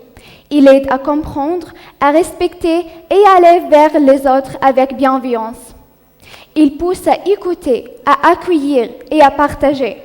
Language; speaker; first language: French; non-native, learner; Arabic